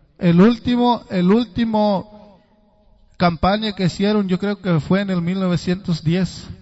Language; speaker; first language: Spanish; non-native, local second language; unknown